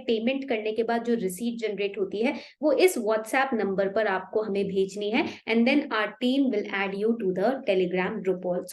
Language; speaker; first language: Hindi; native; Hindi